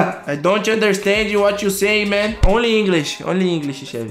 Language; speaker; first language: English; non-native, learner; Portuguese